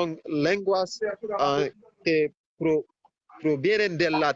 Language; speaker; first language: Spanish; non-native, fluent; Haitian Creole